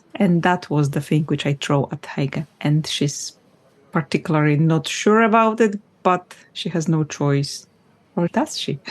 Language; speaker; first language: English; non-native, fluent; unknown